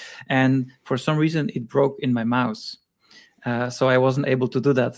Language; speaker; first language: English; non-native, fluent; Polish